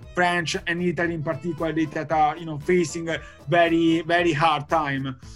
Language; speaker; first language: English; non-native, fluent; Italian